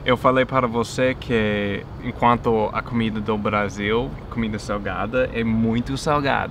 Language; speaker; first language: Portuguese; non-native, fluent; English